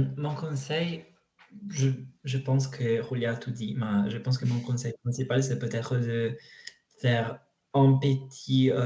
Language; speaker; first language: French; non-native, learner; Italian